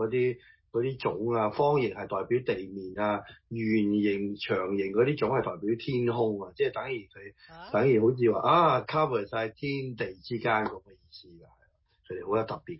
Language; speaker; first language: Chinese; early bilingual, heritage; Cantonese